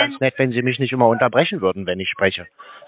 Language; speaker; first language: German; native; German